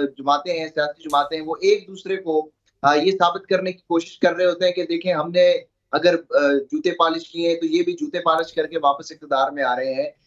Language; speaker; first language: Urdu; native; Urdu